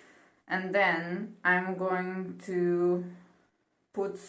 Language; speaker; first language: English; non-native, fluent; Portuguese